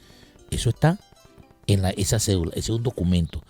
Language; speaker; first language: Spanish; native; Spanish